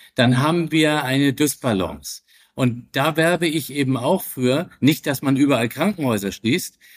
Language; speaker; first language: German; native; German